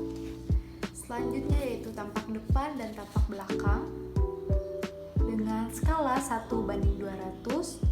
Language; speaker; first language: Indonesian; native; Indonesian